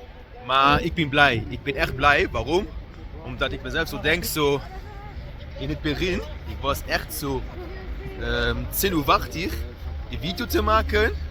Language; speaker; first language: Dutch; non-native, learner; Luxembourgish